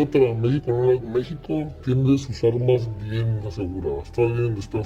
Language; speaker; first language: Spanish; native; Spanish